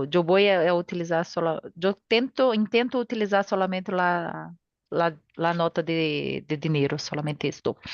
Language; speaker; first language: Spanish; non-native, learner; Portuguese